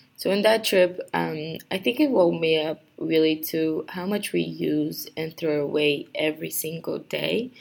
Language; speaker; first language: English; non-native, fluent; Portuguese